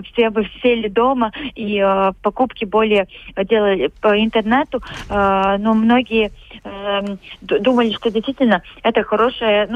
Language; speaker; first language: Russian; non-native, local second language; Latvian